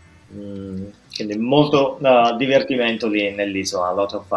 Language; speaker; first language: Italian; native; Italian